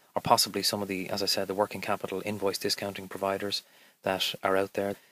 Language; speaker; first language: English; native; English